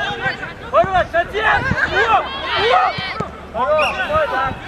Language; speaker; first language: Russian; non-native, local second language; Chechen